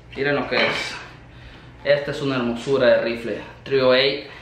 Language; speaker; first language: Spanish; native; Spanish